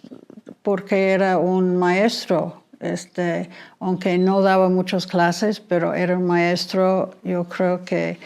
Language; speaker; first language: Spanish; non-native, fluent; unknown